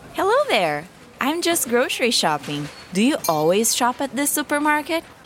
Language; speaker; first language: English; non-native, fluent; Portuguese